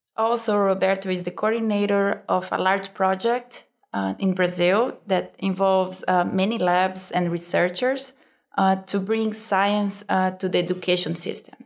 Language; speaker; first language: English; non-native, fluent; Portuguese